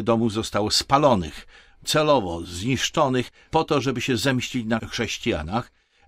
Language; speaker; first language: Polish; native; Polish